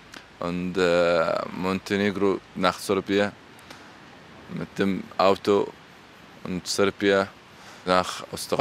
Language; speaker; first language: German; non-native, learner; Arabic